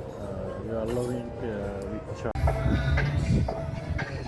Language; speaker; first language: English; non-native, learner; Turkish